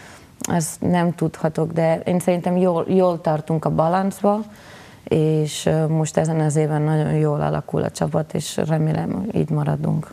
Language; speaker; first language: Hungarian; non-native, learner; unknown